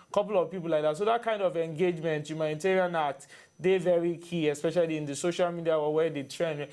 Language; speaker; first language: Nigerian Pidgin; non-native, local second language; Bini